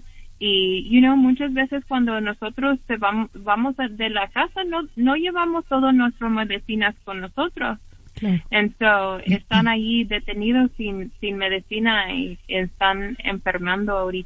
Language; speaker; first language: Spanish; early bilingual, heritage; English